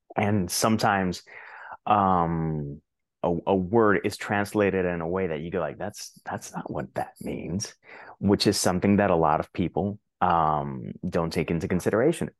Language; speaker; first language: English; non-native, fluent; Spanish